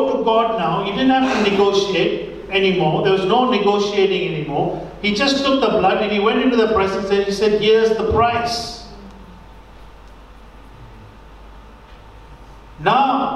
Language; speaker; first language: English; non-native, local second language; Tamil